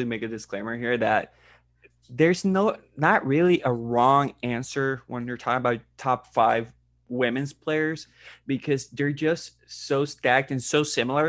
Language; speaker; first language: English; non-native, fluent; Spanish